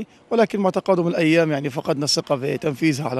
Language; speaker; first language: Arabic; native; Arabic